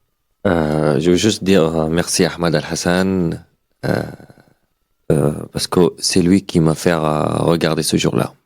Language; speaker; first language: French; non-native, learner; Arabic